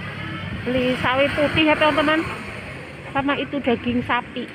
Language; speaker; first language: Indonesian; native; Indonesian